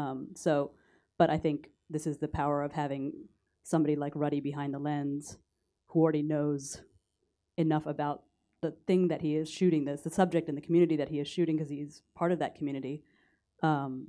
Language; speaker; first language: English; native; English